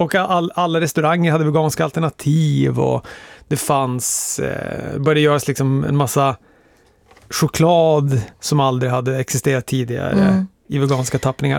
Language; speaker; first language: Swedish; native; Swedish